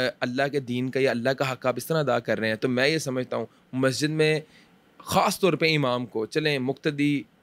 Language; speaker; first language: Urdu; early bilingual, heritage; Urdu